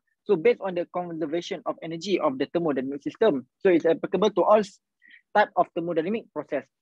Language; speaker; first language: English; non-native, local second language; Malay